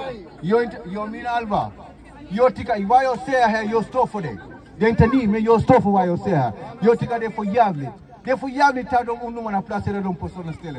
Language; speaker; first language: Swedish; non-native, fluent; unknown